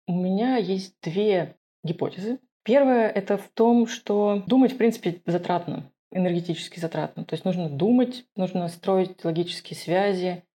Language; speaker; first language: Russian; non-native, local second language; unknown